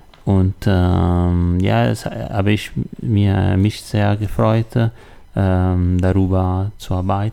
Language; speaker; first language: German; non-native, learner; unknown